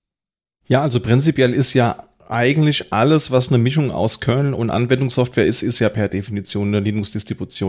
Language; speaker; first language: German; native; German